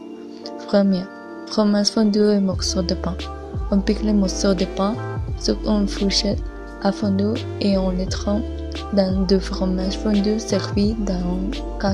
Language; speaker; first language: French; non-native, learner; Spanish